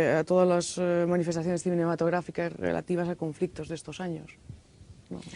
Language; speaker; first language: Spanish; native; Spanish